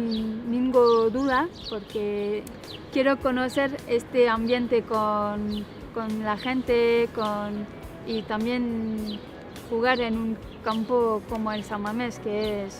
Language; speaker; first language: Spanish; non-native, fluent; French